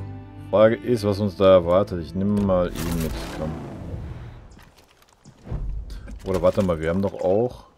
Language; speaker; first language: German; native; German